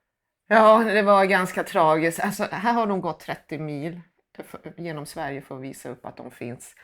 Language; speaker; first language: Swedish; native; Swedish